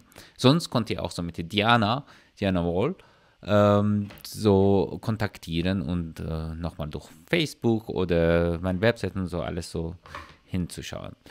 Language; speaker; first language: German; non-native, learner; Persian